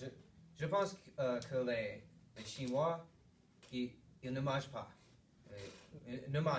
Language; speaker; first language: French; non-native, learner; English